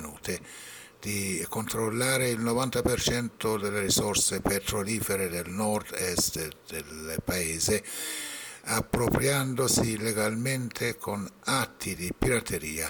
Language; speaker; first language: Italian; non-native, fluent; Persian